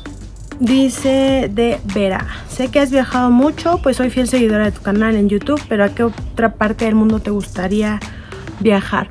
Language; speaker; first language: Spanish; native; Spanish